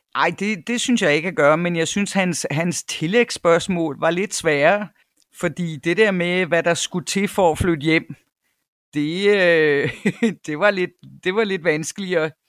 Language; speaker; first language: Danish; native; Danish